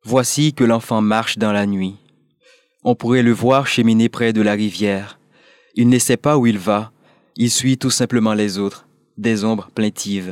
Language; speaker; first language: French; non-native, local second language; Haitian Creole